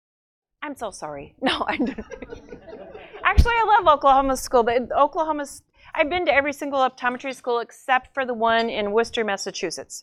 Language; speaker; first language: English; native; English